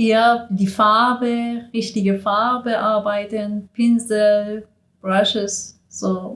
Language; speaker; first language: German; non-native, learner; Persian